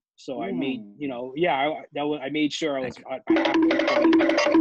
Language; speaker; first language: English; native; English